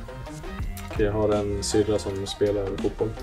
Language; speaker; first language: Swedish; native; Swedish